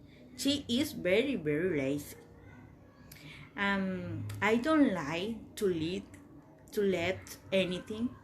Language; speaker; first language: English; non-native, learner; Spanish